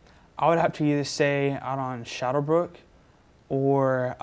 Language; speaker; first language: English; native; English